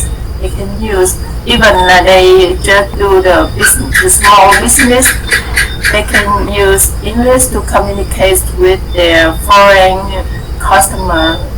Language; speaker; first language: English; non-native, learner; Vietnamese